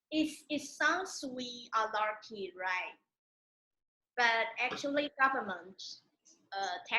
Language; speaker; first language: English; non-native, learner; Chinese